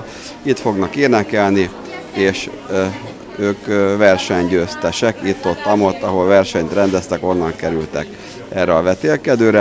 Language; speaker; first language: Hungarian; native; Hungarian